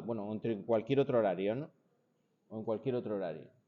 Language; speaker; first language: Spanish; native; Spanish